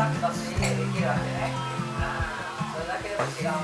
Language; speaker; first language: Japanese; native; Japanese